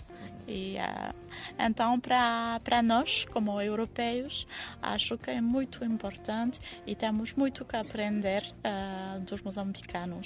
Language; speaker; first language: Portuguese; non-native, fluent; French